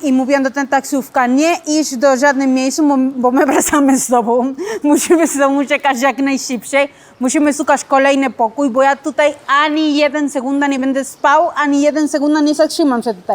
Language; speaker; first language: Polish; non-native, learner; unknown